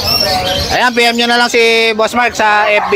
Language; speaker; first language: Filipino; native; Filipino